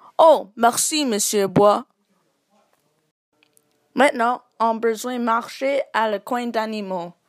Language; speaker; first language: French; non-native, learner; English